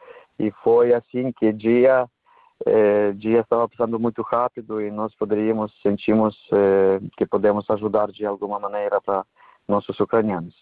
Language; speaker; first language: Portuguese; non-native, fluent; Ukrainian